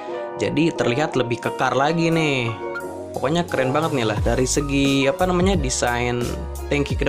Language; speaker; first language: Indonesian; native; Indonesian